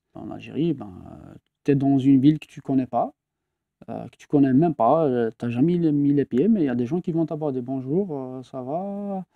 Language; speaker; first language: French; non-native, local second language; Kabyle